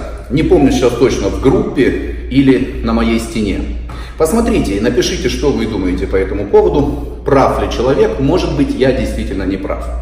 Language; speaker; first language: Russian; native; Russian